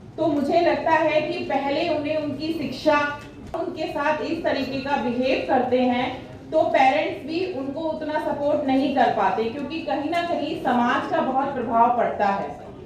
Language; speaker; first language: Hindi; native; Hindi